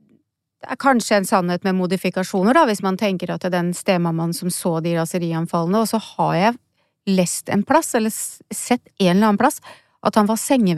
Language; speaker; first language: Norwegian; native; Norwegian